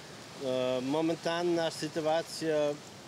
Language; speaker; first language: Ukrainian; non-native, learner; Polish